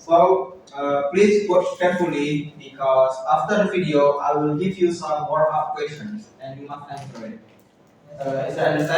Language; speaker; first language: English; non-native, fluent; Indonesian